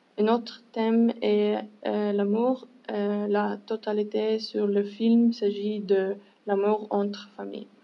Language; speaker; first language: French; non-native, learner; English